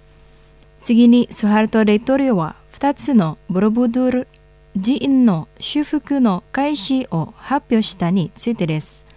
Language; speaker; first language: Japanese; non-native, fluent; Indonesian